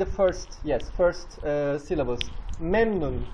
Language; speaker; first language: English; non-native, fluent; Turkish